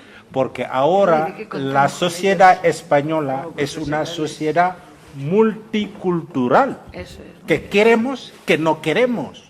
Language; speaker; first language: Spanish; non-native, fluent; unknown